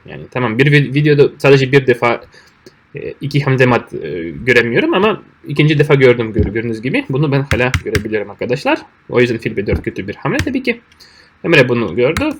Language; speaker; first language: Turkish; non-native, fluent; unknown